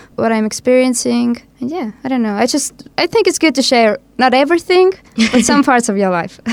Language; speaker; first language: English; non-native, fluent; Estonian